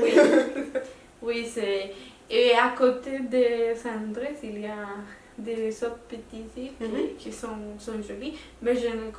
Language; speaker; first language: French; non-native, local second language; Spanish